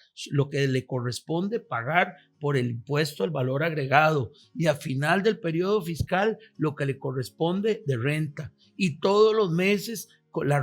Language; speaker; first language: Spanish; native; Spanish